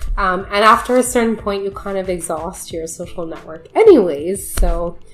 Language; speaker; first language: English; early bilingual, other home language; Urdu